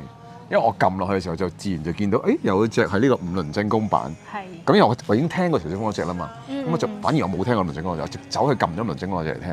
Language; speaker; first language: Cantonese; native; Cantonese